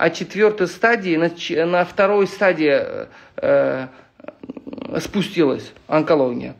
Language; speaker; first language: Russian; non-native, local second language; Uzbek